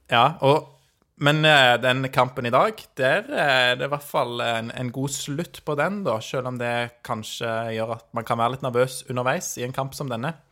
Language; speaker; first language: Norwegian; native; Norwegian